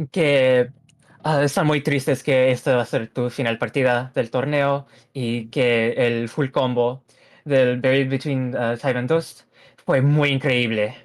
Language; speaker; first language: Spanish; non-native, fluent; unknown